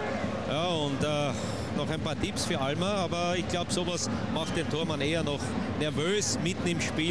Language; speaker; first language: German; native; German